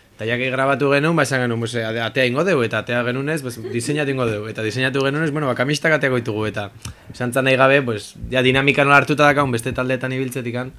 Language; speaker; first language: Basque; native; Basque